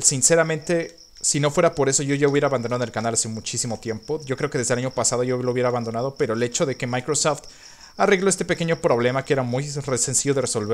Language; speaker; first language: Spanish; native; Spanish